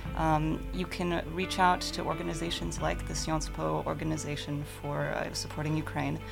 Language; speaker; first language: English; early bilingual, other home language; Ukrainian